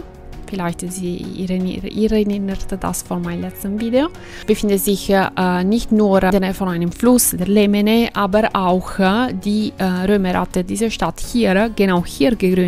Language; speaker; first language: German; non-native, fluent; Italian